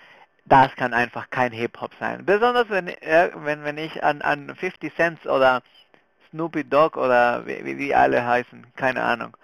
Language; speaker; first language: German; non-native, fluent; Spanish